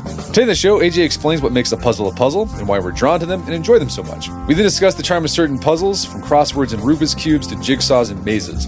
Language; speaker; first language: English; native; English